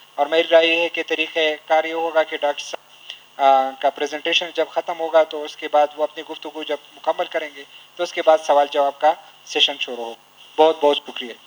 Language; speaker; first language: Urdu; non-native, local second language; Pashto